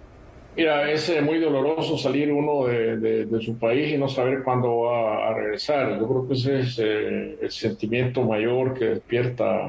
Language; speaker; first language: Spanish; native; Spanish